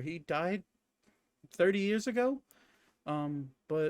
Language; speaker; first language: English; native; English